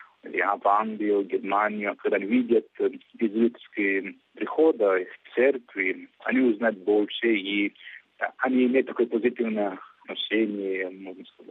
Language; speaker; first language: Russian; non-native, fluent; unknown